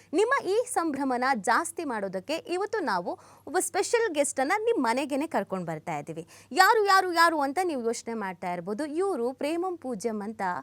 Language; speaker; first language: Kannada; native; Kannada